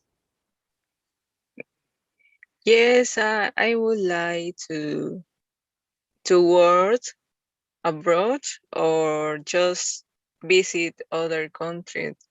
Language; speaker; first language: English; non-native, learner; Spanish